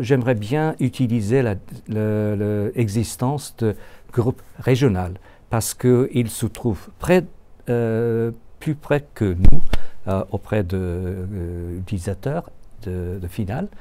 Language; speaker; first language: French; non-native, learner; Japanese